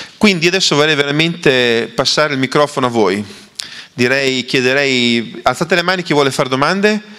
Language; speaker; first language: Italian; native; Italian